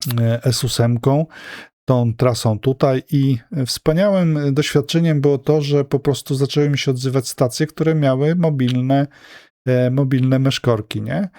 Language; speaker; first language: Polish; native; Polish